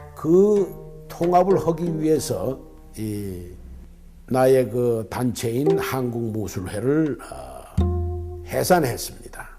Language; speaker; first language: Korean; native; Korean